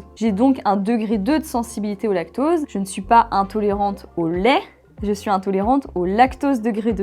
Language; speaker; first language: French; native; French